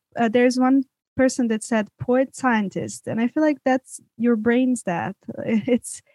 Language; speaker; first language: English; non-native, fluent; Serbian